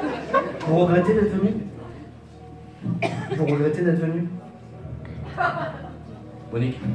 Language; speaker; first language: French; native; French